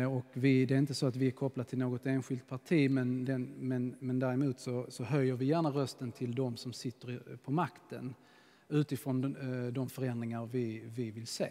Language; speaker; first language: Swedish; native; Swedish